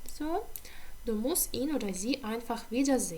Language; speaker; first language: German; non-native, fluent; Ukrainian